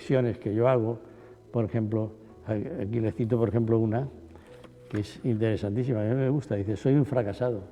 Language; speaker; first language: Spanish; native; Spanish